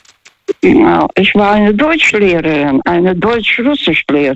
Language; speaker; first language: German; non-native, fluent; Russian